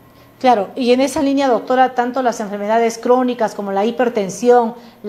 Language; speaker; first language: Spanish; native; Spanish